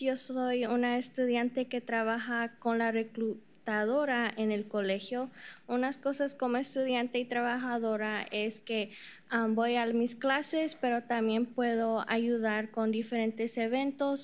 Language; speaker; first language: Spanish; early bilingual, heritage; Spanish